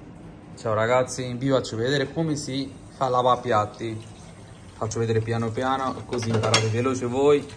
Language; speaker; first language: Italian; non-native, learner; Bangla